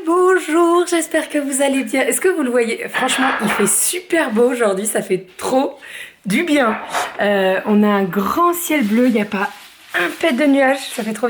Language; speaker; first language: French; native; French